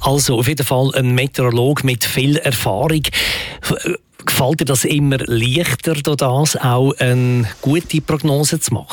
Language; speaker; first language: German; native; German